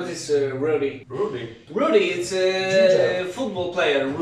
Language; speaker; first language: English; non-native, learner; Polish